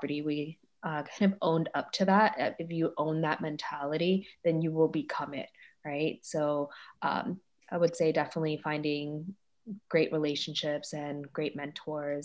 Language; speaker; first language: English; native; English